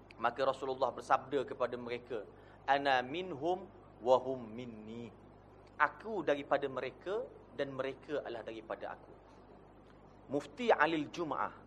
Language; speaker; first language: Malay; native; Malay